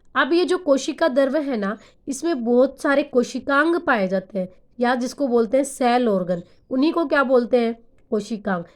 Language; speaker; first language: Hindi; native; Hindi